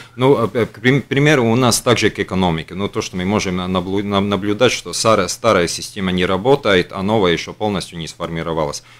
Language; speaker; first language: Russian; non-native, local second language; Latvian